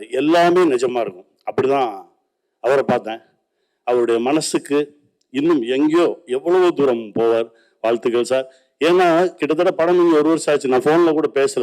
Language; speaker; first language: Tamil; native; Tamil